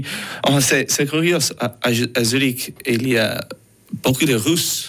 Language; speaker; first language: French; non-native, learner; English